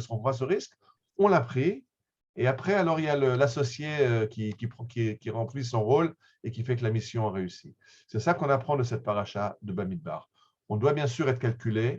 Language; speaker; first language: French; native; French